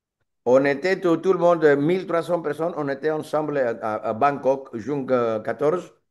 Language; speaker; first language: French; non-native, learner; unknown